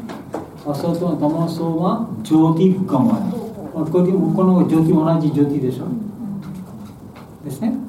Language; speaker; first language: Japanese; non-native, learner; Bangla